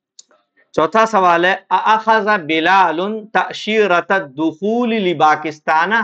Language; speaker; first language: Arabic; non-native, fluent; Urdu